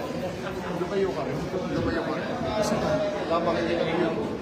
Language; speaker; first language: Filipino; native; Filipino